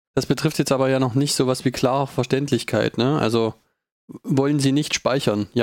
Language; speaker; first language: German; native; German